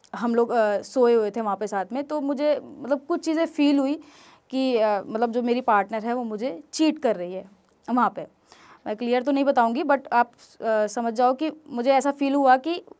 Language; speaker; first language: Hindi; native; Hindi